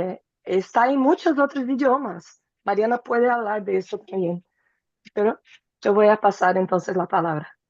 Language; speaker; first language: Spanish; non-native, fluent; Portuguese